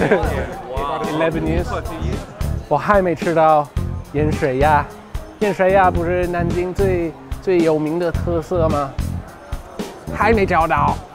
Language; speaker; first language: Chinese; non-native, fluent; English